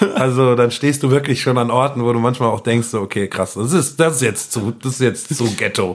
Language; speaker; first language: German; native; German